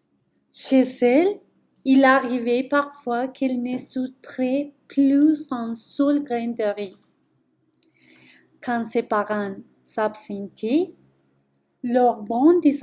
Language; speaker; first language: French; non-native, learner; Spanish